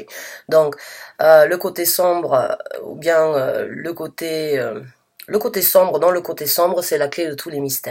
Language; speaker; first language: French; native; French